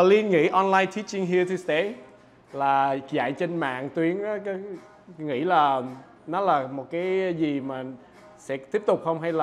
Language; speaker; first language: Vietnamese; early bilingual, heritage; Vietnamese